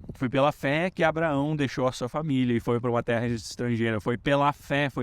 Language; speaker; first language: Portuguese; native; Portuguese